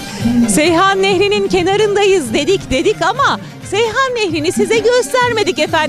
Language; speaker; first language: Turkish; native; Turkish